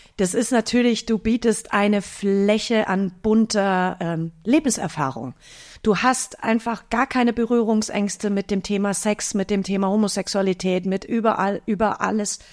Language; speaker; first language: German; native; German